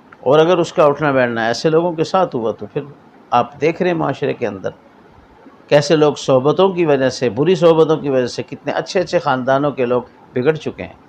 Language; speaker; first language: Urdu; non-native, local second language; Punjabi